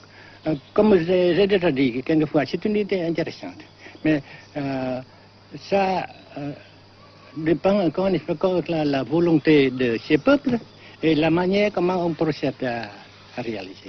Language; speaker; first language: French; non-native, fluent; Vietnamese